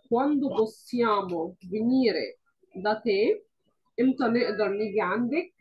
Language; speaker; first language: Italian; non-native, fluent; Arabic